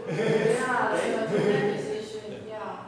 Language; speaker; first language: English; non-native, learner; Chinese